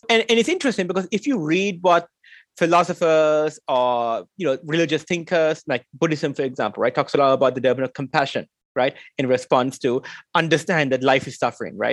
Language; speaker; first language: English; non-native, local second language; Sinhala